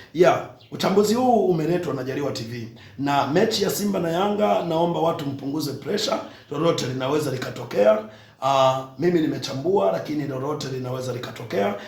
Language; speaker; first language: Swahili; native; Swahili